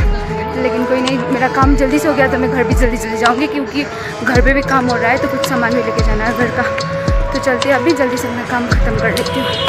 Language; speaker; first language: Hindi; non-native, local second language; Nepali